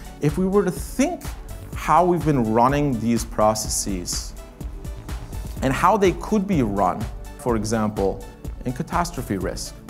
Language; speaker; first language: English; native; English